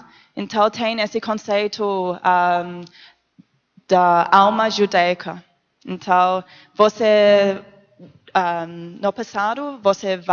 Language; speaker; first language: Portuguese; non-native, learner; English